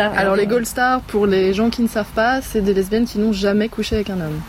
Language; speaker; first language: French; native; French